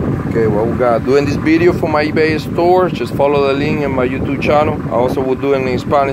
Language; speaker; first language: English; non-native, fluent; Spanish